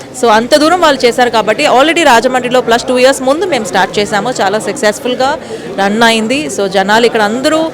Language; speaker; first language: Telugu; native; Telugu